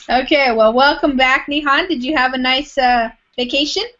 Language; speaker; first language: English; native; English